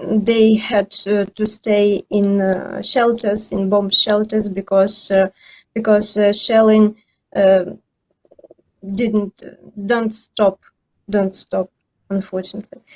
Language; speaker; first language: English; non-native, learner; Ukrainian